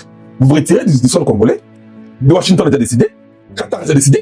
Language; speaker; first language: French; non-native, local second language; Lingala